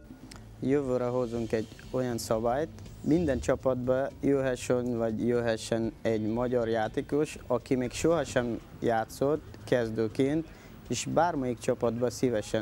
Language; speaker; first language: Hungarian; non-native, fluent; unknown